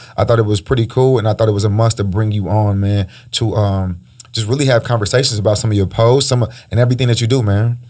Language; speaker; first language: English; early bilingual, other home language; Spanish